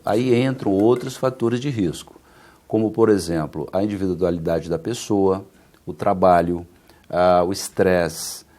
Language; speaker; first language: Portuguese; native; Portuguese